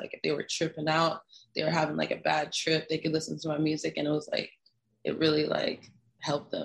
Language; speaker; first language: English; native; English